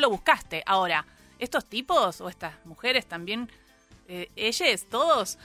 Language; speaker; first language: Spanish; native; Spanish